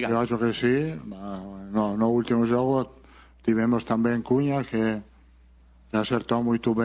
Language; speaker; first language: Portuguese; non-native, fluent; Italian